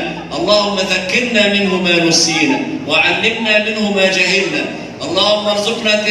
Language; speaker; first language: Arabic; native; Arabic